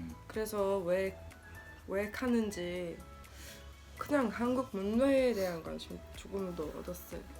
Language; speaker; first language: Korean; non-native, learner; Swedish